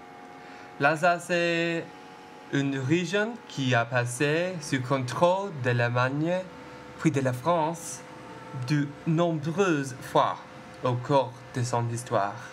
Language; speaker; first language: French; non-native, learner; English